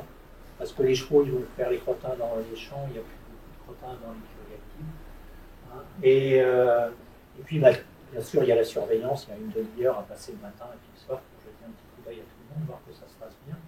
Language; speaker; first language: French; native; French